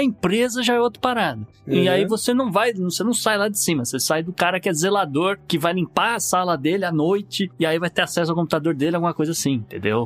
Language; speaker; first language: Portuguese; native; Portuguese